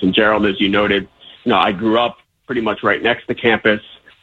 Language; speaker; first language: English; native; English